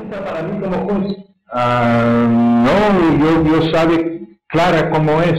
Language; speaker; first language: Spanish; non-native, learner; English